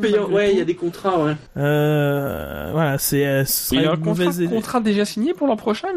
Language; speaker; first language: French; native; French